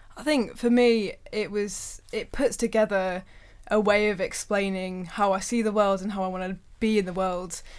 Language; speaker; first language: English; native; English